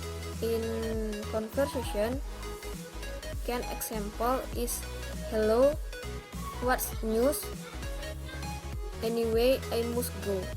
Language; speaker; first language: English; non-native, learner; Indonesian